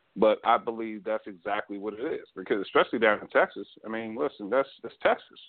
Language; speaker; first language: English; native; English